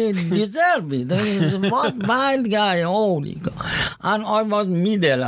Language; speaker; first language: English; non-native, learner; Persian